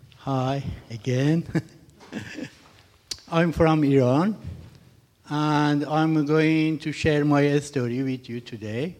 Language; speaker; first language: English; non-native, learner; Persian